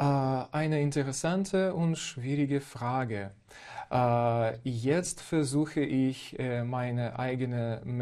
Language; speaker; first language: German; non-native, fluent; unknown